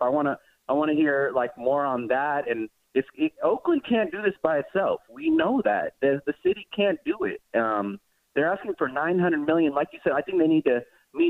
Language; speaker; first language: English; native; English